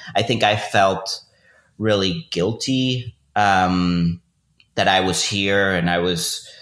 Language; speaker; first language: English; non-native, fluent; Spanish